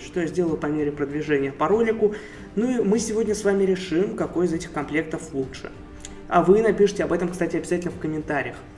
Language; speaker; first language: Russian; native; Russian